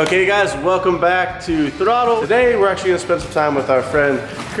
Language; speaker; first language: English; native; English